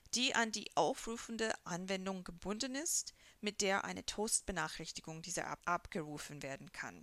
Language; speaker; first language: German; non-native, fluent; English